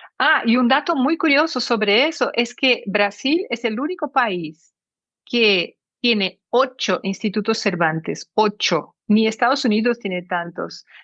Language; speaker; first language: Spanish; early bilingual, heritage; Portuguese